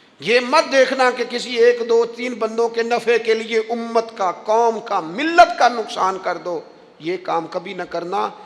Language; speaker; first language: Urdu; non-native, local second language; Punjabi